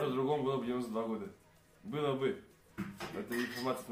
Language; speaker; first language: Russian; native; Russian